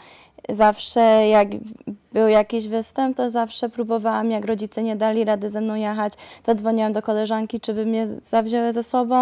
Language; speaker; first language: Polish; early bilingual, heritage; Polish